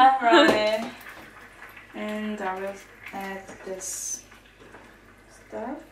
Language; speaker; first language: English; non-native, learner; Korean